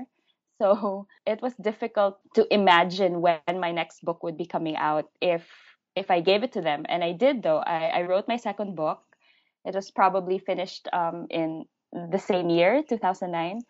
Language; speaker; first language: English; native; English